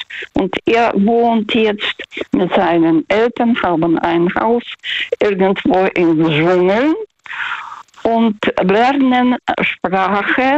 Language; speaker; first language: German; early bilingual, heritage; Russian